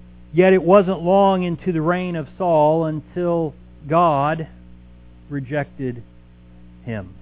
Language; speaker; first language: English; native; English